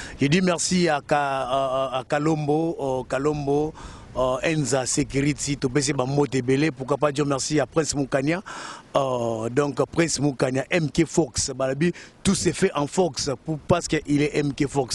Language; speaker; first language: French; non-native, local second language; Lingala